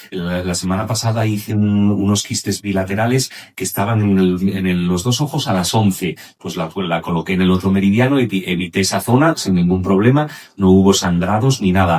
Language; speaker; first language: Spanish; native; Spanish